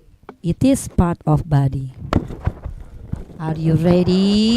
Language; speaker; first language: English; non-native, learner; Indonesian